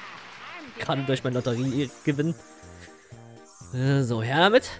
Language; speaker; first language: German; native; German